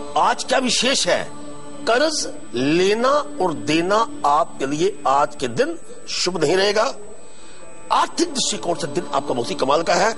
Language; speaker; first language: Hindi; native; Hindi